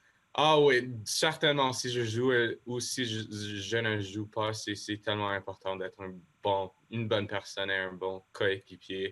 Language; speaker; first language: French; non-native, local second language; English